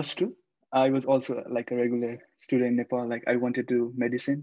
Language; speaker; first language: English; non-native, local second language; Nepali